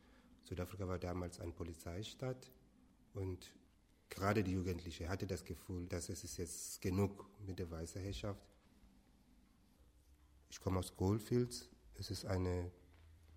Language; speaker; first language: German; non-native, fluent; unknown